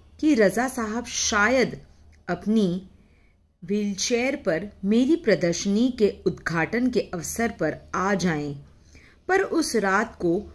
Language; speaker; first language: Hindi; non-native, local second language; Marathi